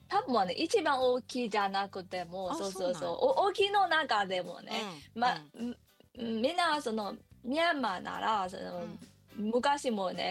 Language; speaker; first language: Japanese; non-native, learner; Burmese